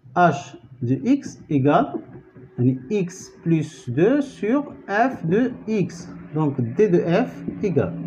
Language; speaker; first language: French; non-native, local second language; Arabic